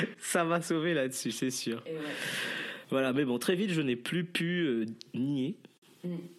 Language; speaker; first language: French; non-native, local second language; Morisyen